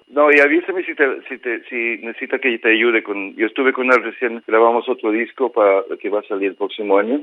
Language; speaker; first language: Spanish; early bilingual, heritage; Spanish